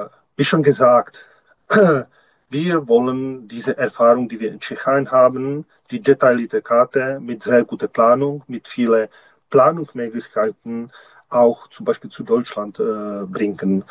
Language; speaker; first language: German; non-native, learner; Czech